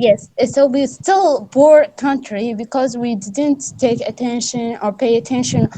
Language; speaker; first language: English; non-native, learner; Arabic